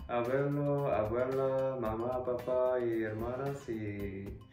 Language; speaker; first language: Spanish; non-native, learner; Korean